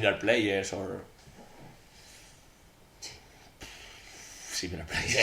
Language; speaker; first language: English; non-native, learner; Spanish